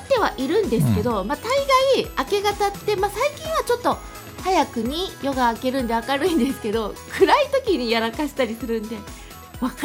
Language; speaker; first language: Japanese; native; Japanese